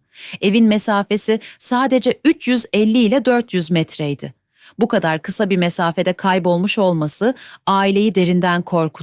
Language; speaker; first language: Turkish; native; Turkish